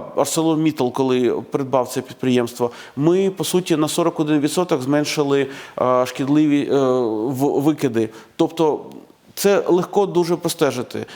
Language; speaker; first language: Ukrainian; native; Ukrainian